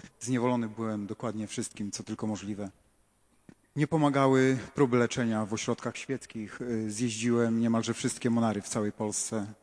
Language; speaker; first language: Polish; native; Polish